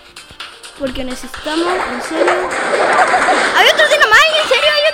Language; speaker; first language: Spanish; native; Spanish